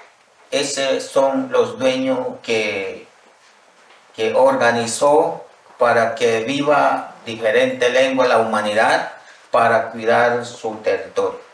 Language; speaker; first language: Spanish; non-native, local second language; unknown